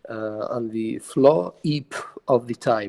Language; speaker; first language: English; non-native, learner; Arabic